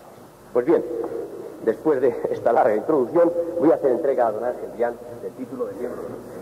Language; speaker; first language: Spanish; native; Spanish